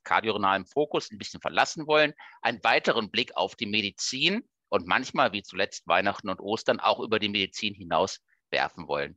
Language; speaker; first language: German; native; German